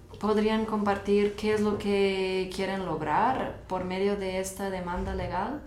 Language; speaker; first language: Spanish; non-native, fluent; English